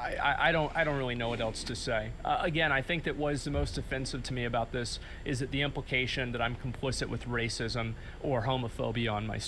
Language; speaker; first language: English; native; English